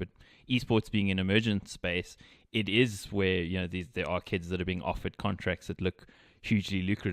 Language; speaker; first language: English; native; English